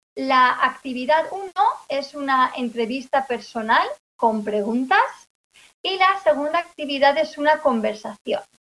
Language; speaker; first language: Spanish; native; Spanish